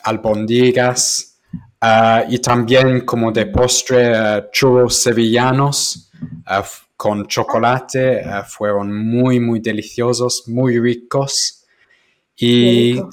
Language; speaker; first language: Spanish; non-native, fluent; English